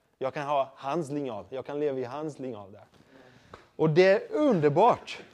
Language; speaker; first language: Swedish; non-native, fluent; Portuguese